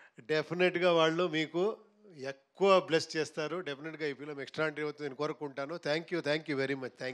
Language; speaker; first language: Telugu; non-native, fluent; Kannada